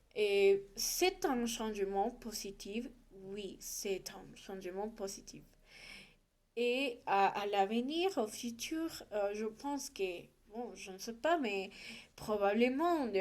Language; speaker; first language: French; non-native, learner; Spanish